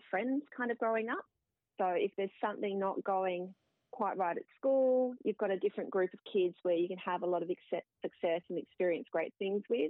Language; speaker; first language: English; native; English